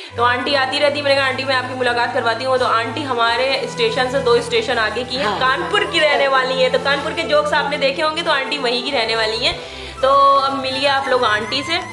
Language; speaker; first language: Hindi; native; Hindi